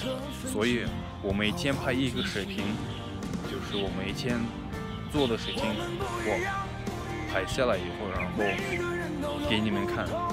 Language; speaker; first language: Chinese; non-native, fluent; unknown